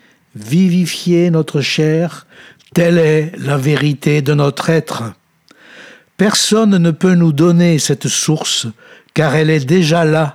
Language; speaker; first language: French; native; French